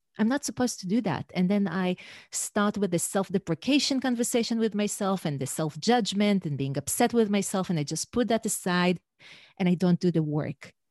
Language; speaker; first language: English; non-native, fluent; Hebrew